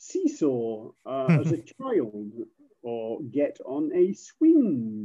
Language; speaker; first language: English; native; English